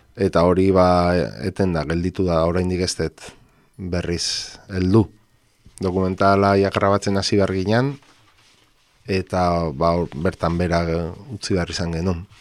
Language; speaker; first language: Basque; non-native, local second language; Spanish